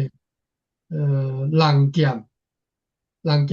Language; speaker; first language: Chinese; native; Chinese